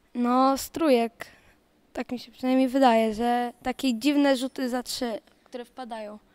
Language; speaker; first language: Polish; native; Polish